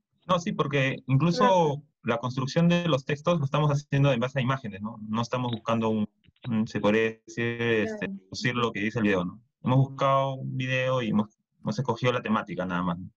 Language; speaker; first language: Spanish; native; Spanish